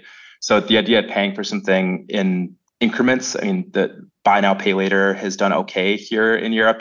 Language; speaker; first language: English; native; English